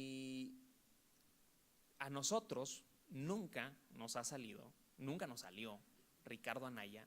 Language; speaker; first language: Spanish; native; Spanish